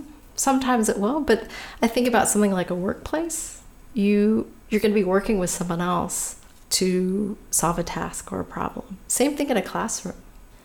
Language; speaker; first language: English; native; English